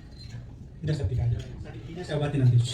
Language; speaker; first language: Indonesian; native; Indonesian